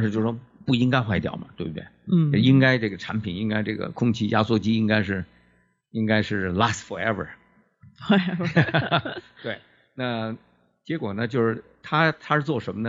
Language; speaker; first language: Chinese; native; Chinese